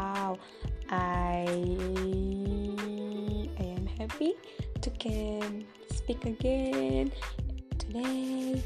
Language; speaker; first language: English; non-native, local second language; Indonesian